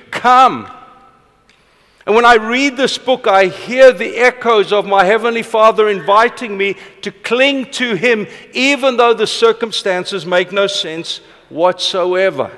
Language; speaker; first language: English; non-native, local second language; Afrikaans